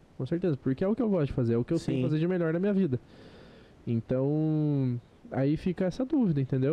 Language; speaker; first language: Portuguese; native; Portuguese